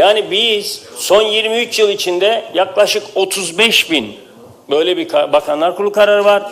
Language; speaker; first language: Turkish; native; Turkish